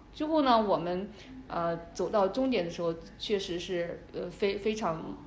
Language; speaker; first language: Chinese; native; Chinese